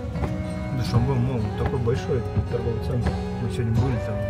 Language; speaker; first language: Russian; native; Russian